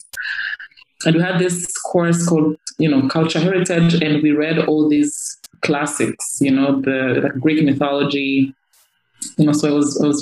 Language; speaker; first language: English; non-native, local second language; Kinyarwanda